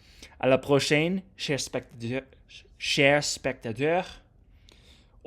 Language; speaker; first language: French; non-native, learner; English